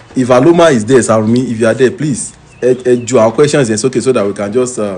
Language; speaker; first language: English; non-native, local second language; Yoruba